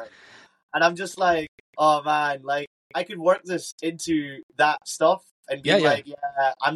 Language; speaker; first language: English; native; English